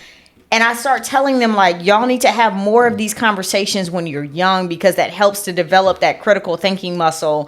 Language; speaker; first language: English; native; English